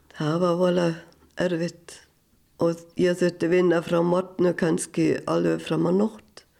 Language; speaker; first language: Icelandic; non-native, fluent; German